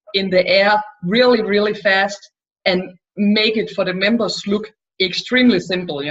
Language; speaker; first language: English; non-native, fluent; Danish